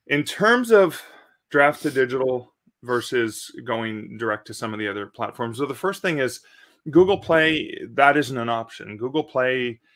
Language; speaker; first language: English; native; English